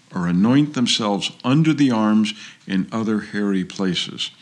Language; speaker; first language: English; native; English